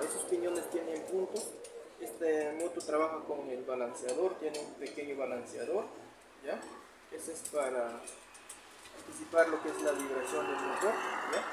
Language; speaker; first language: Spanish; native; Spanish